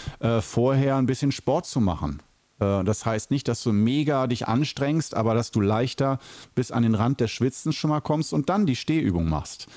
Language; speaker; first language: German; native; German